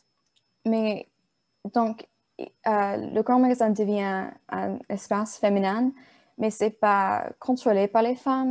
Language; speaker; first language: French; non-native, learner; English